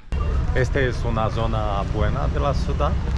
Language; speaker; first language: Spanish; non-native, learner; Romanian